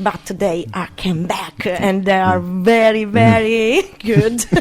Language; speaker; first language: English; non-native, learner; Italian